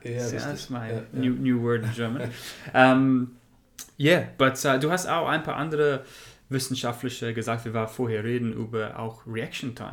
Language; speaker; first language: German; non-native, learner; English